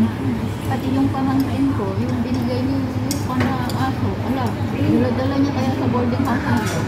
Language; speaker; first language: Filipino; non-native, local second language; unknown